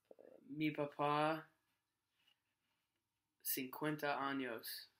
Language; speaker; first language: Spanish; non-native, learner; English